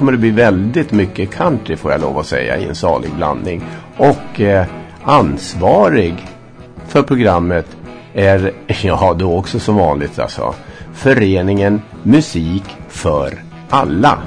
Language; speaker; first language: Swedish; native; Swedish